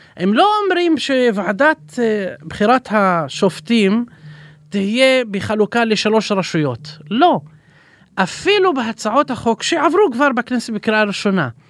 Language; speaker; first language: Hebrew; non-native, local second language; Arabic